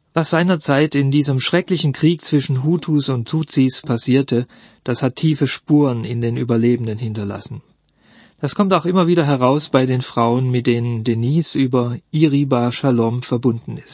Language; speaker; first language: German; native; German